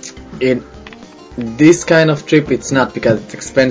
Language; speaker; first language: English; non-native, fluent; Hebrew